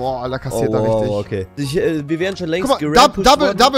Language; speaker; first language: German; native; German